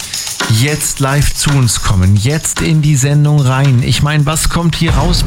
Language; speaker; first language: German; native; German